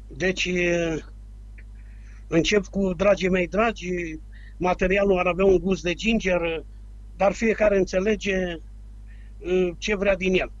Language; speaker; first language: Romanian; native; Romanian